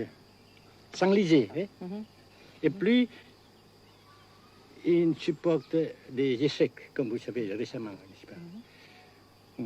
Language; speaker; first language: French; non-native, local second language; Vietnamese